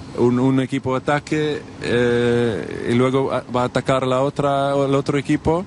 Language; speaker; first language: Spanish; non-native, fluent; Dutch